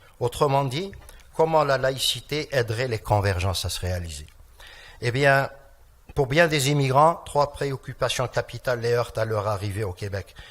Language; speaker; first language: French; non-native, local second language; Kabyle